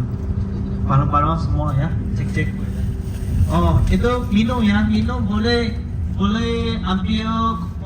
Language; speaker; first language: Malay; non-native, fluent; Chinese